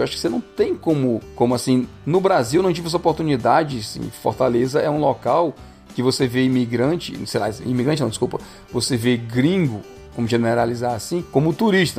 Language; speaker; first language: Portuguese; native; Portuguese